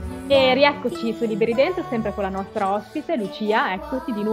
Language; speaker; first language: Italian; native; Italian